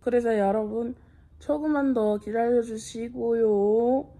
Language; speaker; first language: Korean; non-native, fluent; English